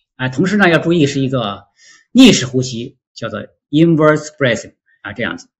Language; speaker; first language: Chinese; native; Chinese